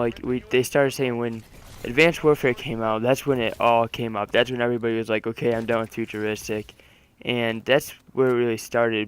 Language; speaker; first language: English; native; English